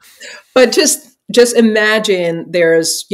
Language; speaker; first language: English; non-native, fluent; Czech